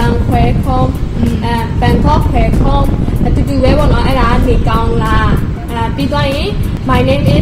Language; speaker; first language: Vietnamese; non-native, learner; Burmese